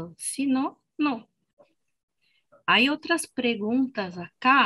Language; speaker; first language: Spanish; non-native, fluent; Portuguese